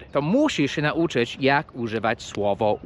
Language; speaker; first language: Polish; non-native, fluent; English